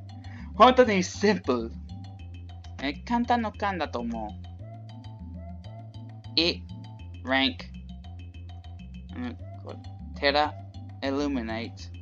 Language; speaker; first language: Japanese; non-native, learner; English